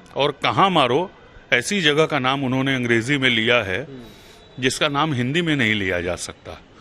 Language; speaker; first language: Hindi; native; Hindi